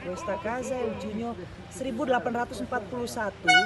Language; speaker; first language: Italian; non-native, learner; Indonesian